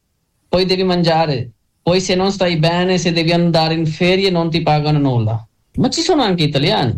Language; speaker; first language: Italian; non-native, learner; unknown